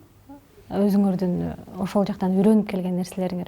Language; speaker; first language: Kyrgyz; native; Kyrgyz